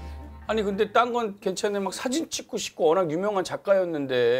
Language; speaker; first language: Korean; native; Korean